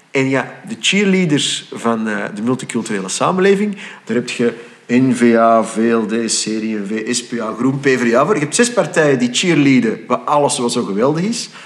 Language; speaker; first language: Dutch; native; Dutch